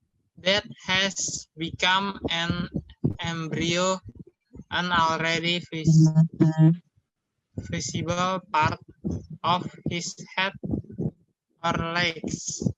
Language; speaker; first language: English; non-native, learner; Indonesian